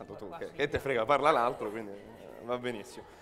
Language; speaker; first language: Italian; native; Italian